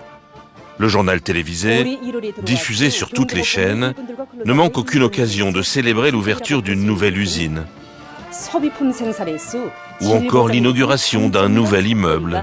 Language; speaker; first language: French; native; French